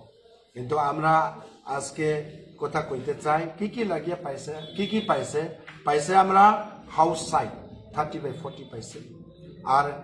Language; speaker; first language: Bangla; non-native, local second language; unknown